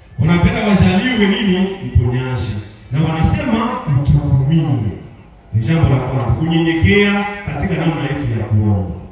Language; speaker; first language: Swahili; non-native, local second language; Nande